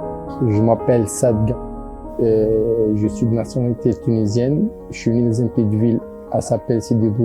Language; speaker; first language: French; non-native, local second language; Arabic